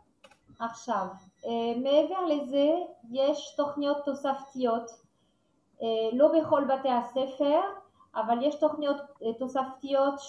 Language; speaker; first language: Hebrew; non-native, fluent; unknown